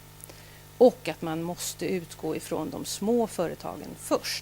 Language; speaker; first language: Swedish; native; Swedish